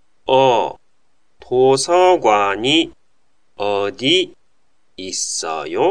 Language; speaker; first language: Korean; non-native, fluent; Japanese